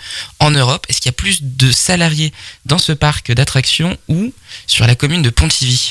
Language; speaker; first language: French; native; French